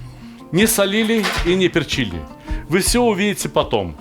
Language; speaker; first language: Russian; native; Russian